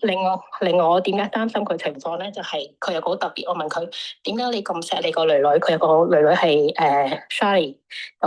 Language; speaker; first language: Cantonese; native; Cantonese